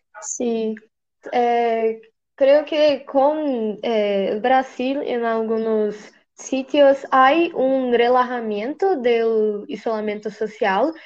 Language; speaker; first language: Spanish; non-native, learner; Portuguese